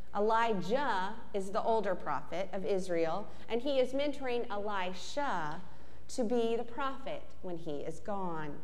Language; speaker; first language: English; native; English